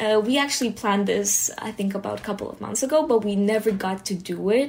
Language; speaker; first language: English; early bilingual, other home language; Hebrew